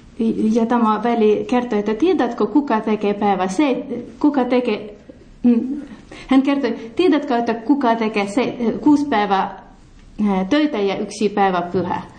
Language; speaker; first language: Finnish; non-native, learner; Russian